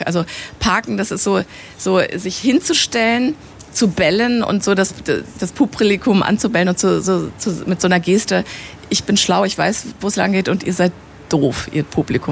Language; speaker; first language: German; native; German